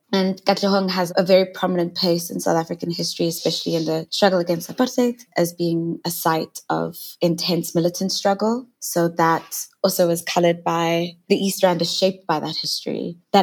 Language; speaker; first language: English; non-native, local second language; Southern Sotho